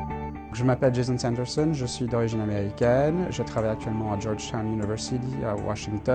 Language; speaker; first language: French; non-native, fluent; English